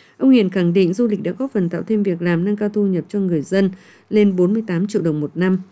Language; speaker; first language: Vietnamese; native; Vietnamese